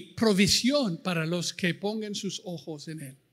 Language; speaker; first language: Spanish; non-native, fluent; English